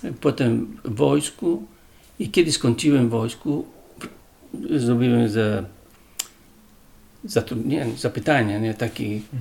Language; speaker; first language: Polish; non-native, learner; Italian